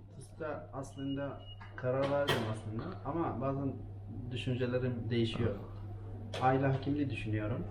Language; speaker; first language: Turkish; non-native, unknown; Arabic